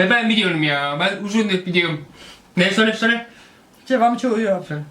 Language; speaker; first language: Turkish; non-native, learner; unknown